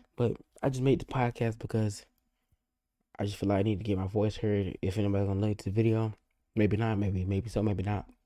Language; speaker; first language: English; native; English